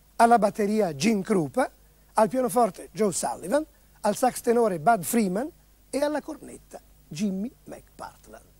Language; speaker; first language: Italian; native; Italian